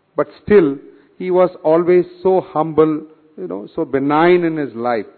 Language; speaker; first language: English; non-native, local second language; Tamil